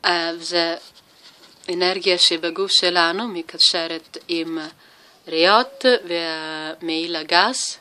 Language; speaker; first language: Hebrew; non-native, learner; Italian